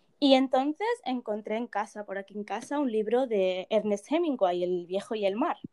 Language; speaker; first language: Spanish; early bilingual, other home language; Arabic